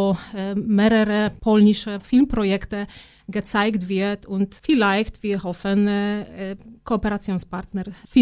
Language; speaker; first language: German; non-native, fluent; Polish